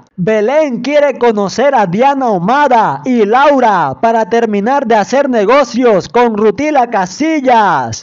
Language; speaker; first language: Spanish; native; Spanish